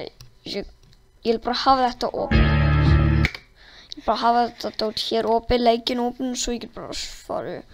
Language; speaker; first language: Icelandic; non-native, learner; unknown